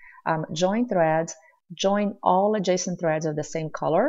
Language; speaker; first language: English; native; English